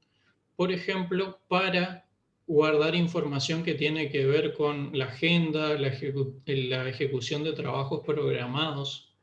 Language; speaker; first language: Spanish; native; Spanish